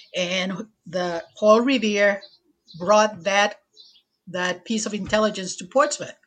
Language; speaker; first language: English; non-native, fluent; Spanish